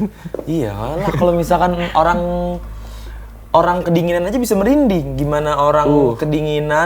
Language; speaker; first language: Indonesian; native; Indonesian